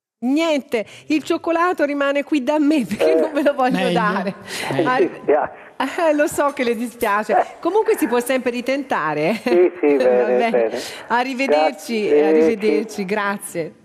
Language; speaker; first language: Italian; native; Italian